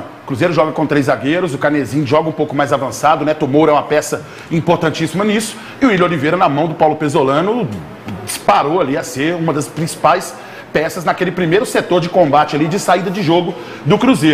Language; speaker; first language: Portuguese; native; Portuguese